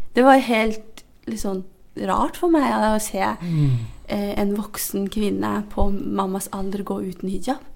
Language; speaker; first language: Norwegian; non-native, fluent; Hazaragi